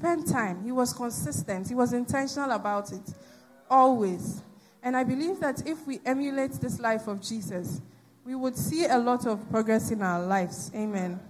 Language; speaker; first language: English; non-native, local second language; Akan